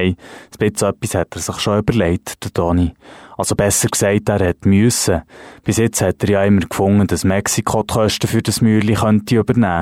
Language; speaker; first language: German; native; German